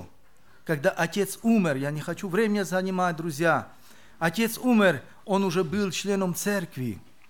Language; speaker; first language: Russian; non-native, local second language; Romany